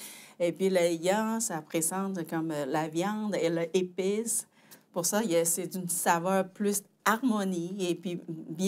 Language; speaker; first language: French; non-native, fluent; Chinese